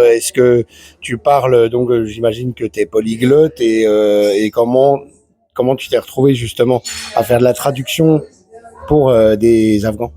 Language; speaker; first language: French; native; French